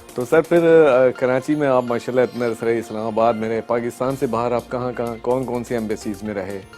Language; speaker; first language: Urdu; native; Urdu